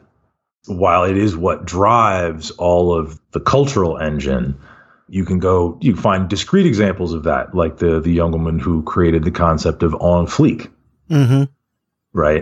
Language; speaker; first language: English; native; English